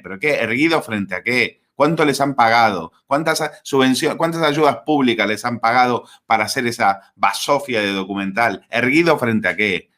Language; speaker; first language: Spanish; native; Spanish